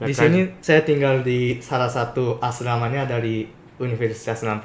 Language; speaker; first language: Indonesian; non-native, fluent; Japanese